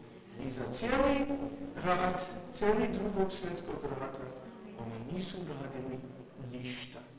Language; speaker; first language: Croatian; non-native, learner; English